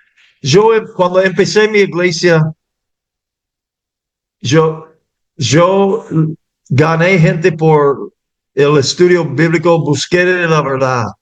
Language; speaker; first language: Spanish; non-native, fluent; English